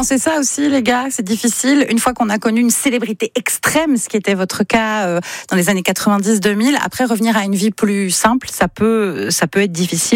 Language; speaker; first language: French; native; French